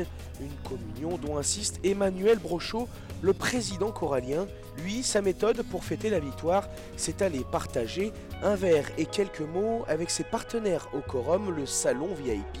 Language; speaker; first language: French; native; French